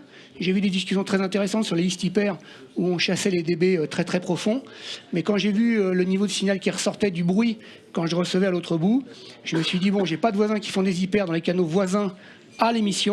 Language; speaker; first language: French; native; French